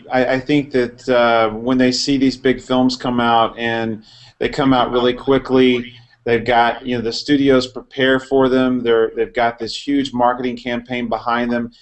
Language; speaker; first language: English; native; English